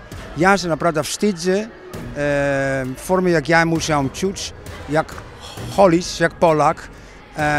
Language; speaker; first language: Polish; non-native, learner; Dutch